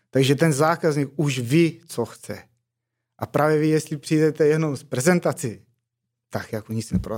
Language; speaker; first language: Czech; non-native, fluent; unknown